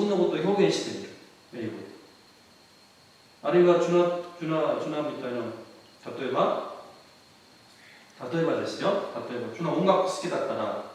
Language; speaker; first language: Japanese; non-native, fluent; Korean